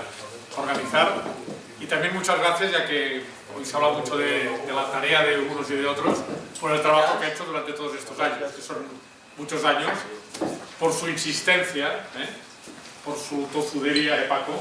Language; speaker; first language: Spanish; native; Spanish